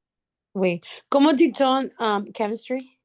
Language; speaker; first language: French; non-native, learner; Spanish